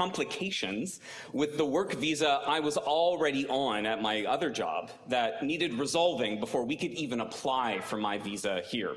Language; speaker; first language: English; native; English